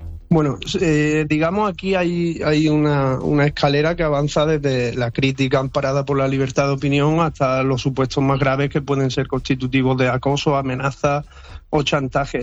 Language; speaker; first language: Spanish; native; Spanish